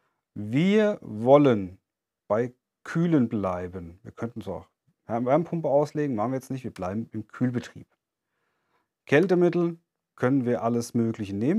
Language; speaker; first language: German; native; German